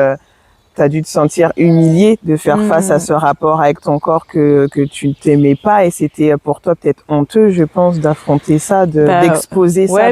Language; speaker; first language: French; native; French